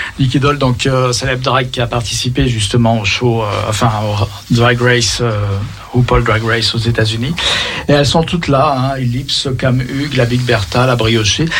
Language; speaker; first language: French; native; French